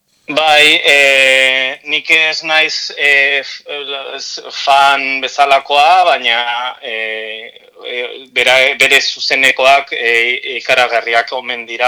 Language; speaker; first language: Basque; non-native, local second language; Spanish